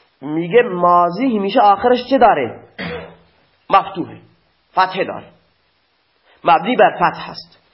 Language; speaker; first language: Persian; non-native, local second language; Baluchi